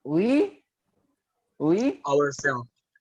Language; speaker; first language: English; non-native, learner; Indonesian